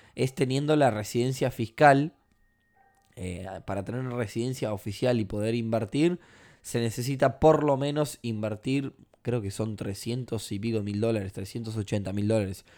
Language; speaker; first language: Spanish; native; Spanish